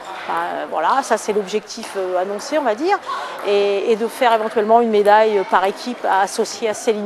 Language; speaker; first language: French; native; French